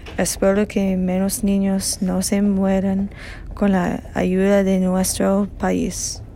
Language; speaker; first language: Spanish; non-native, learner; English